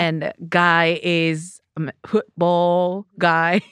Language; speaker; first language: English; non-native, learner; Japanese